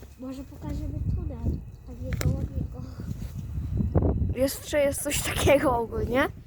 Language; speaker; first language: Polish; native; Polish